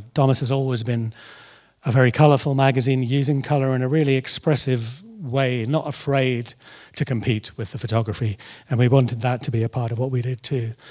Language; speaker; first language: English; native; English